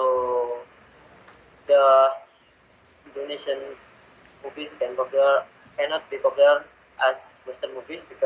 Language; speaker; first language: English; non-native, learner; Indonesian